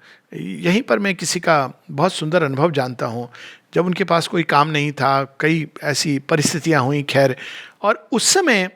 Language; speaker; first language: Hindi; native; Hindi